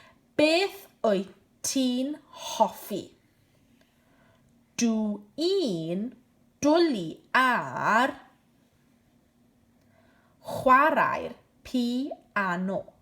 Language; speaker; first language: Welsh; non-native, local second language; English